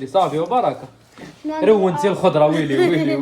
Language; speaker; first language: Arabic; native; Arabic